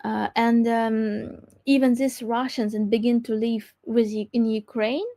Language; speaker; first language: English; non-native, learner; Crimean Tatar